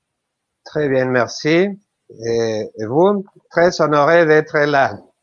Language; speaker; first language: French; non-native, fluent; Spanish